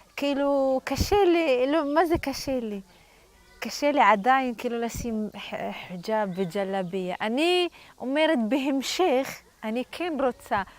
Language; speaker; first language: Hebrew; non-native, local second language; Arabic